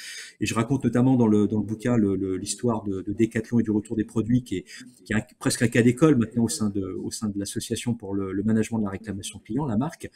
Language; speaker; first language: French; native; French